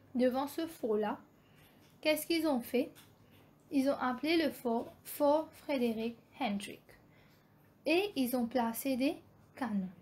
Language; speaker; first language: French; non-native, local second language; Morisyen